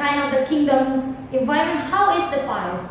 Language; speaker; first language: English; non-native, learner; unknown